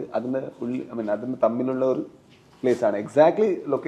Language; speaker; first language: Malayalam; non-native, learner; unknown